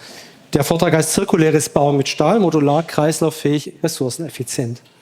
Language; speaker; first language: German; native; German